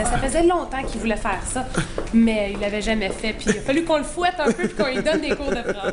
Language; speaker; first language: French; native; French